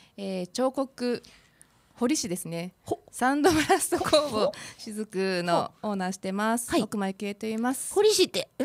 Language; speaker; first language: Japanese; native; Japanese